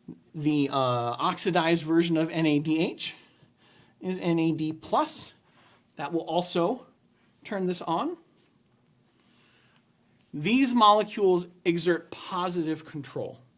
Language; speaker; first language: English; native; English